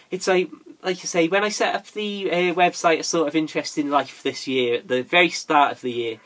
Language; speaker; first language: English; native; English